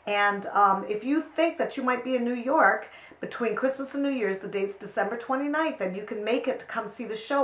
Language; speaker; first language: English; native; English